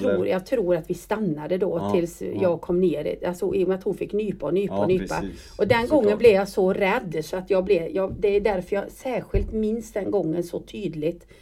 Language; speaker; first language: Swedish; native; Swedish